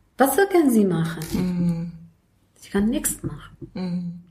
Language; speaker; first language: German; non-native, learner; Arabic